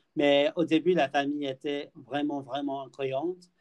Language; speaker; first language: French; non-native, learner; English